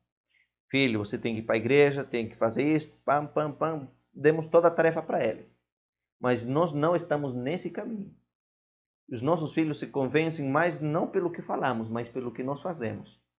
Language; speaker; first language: Portuguese; non-native, fluent; Spanish